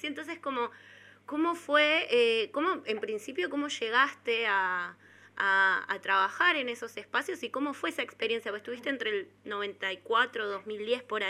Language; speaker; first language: Spanish; native; Spanish